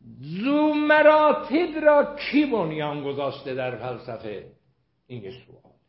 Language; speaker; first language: Persian; non-native, local second language; Azerbaijani